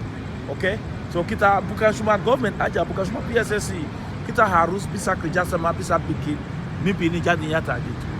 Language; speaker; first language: Indonesian; non-native, fluent; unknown